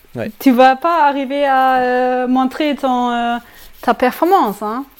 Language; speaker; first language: French; non-native, learner; German